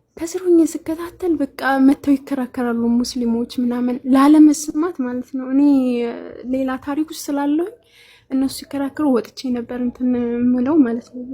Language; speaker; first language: Amharic; native; Amharic